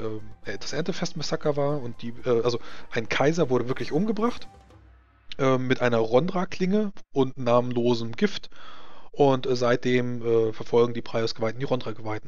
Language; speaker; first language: German; native; German